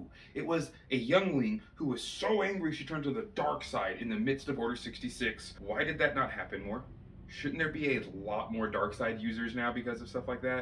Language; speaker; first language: English; native; English